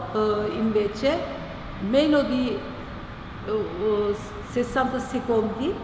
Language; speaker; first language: Italian; non-native, learner; Turkish